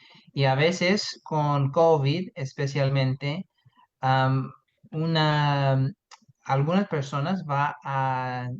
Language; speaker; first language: Spanish; non-native, fluent; English